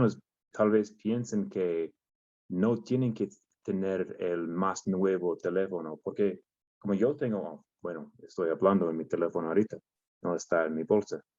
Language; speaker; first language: Spanish; non-native, learner; English